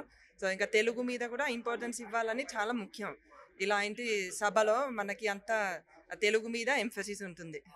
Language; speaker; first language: Telugu; non-native, fluent; Finnish